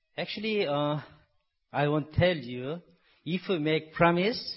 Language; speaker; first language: English; non-native, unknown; Korean